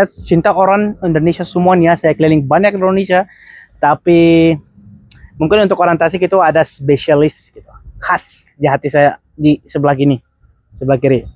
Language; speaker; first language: Indonesian; non-native, fluent; Arabic